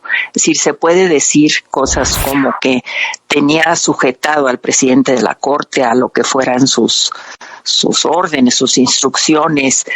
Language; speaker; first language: Spanish; native; Spanish